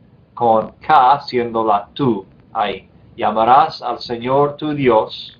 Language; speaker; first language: Spanish; non-native, fluent; English